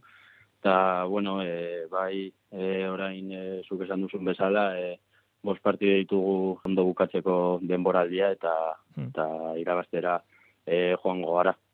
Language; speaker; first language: Basque; non-native, local second language; Spanish